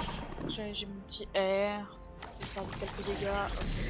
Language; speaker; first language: French; native; French